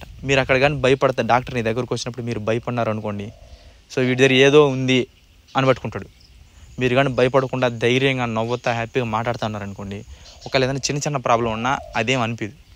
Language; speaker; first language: Telugu; native; Telugu